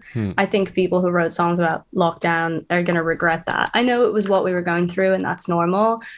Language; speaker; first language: English; native; English